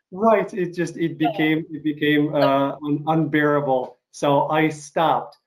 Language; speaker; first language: English; non-native, fluent; Ukrainian